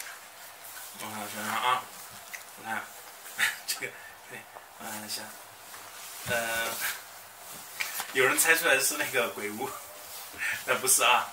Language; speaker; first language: Chinese; native; Chinese